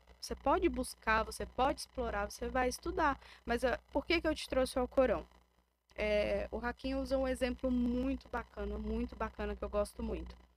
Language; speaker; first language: Portuguese; native; Portuguese